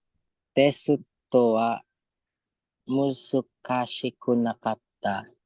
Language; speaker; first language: Japanese; non-native, learner; Filipino